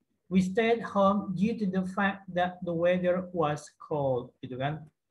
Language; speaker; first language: English; non-native, fluent; Indonesian